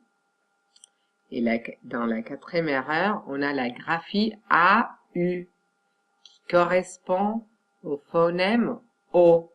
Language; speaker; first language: French; non-native, fluent; Catalan